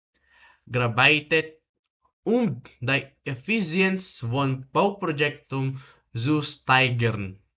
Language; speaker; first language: German; non-native, learner; Filipino